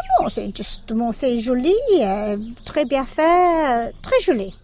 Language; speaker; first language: French; non-native, fluent; English